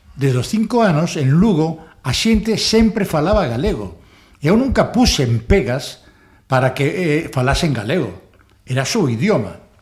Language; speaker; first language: Galician; non-native, local second language; Spanish